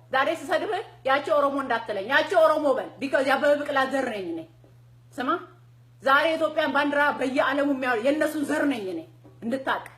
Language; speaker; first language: Amharic; non-native, local second language; Oromo